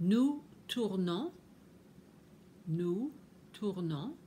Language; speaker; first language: French; non-native, fluent; English